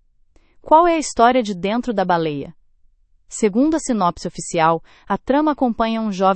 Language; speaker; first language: Portuguese; native; Portuguese